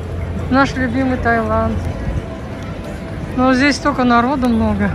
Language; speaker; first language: Russian; native; Russian